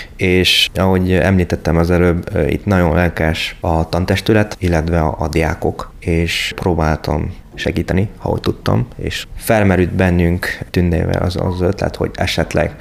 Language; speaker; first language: Hungarian; non-native, fluent; French